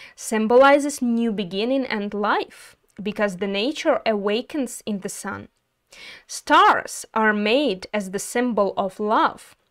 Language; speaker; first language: English; non-native, fluent; Ukrainian